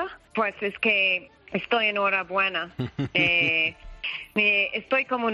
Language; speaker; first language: Spanish; non-native, learner; English